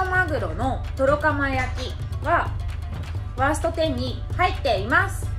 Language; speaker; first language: Japanese; native; Japanese